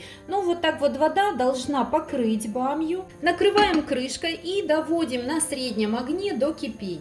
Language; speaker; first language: Russian; native; Russian